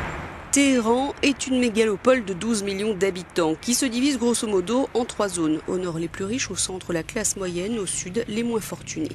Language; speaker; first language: French; native; French